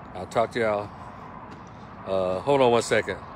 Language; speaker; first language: English; native; English